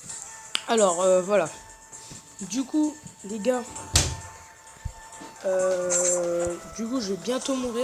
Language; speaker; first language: French; native; French